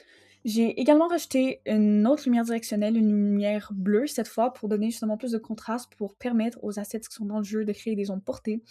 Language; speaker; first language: French; native; French